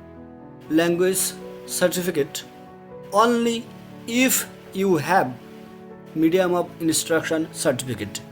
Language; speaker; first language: English; non-native, fluent; Bangla